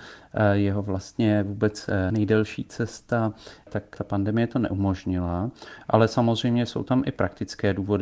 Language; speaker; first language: Czech; native; Czech